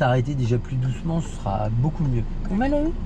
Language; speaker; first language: French; native; French